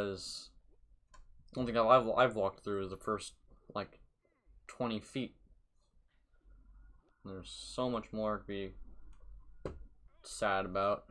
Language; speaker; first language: English; native; English